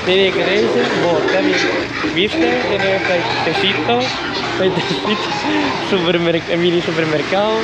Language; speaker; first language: Spanish; non-native, learner; Thai